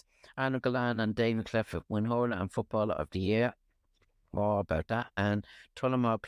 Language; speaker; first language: English; native; English